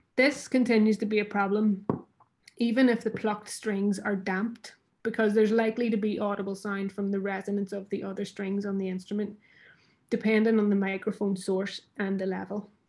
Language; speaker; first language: English; native; English